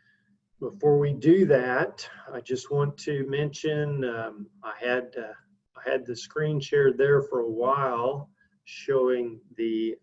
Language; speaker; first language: English; native; English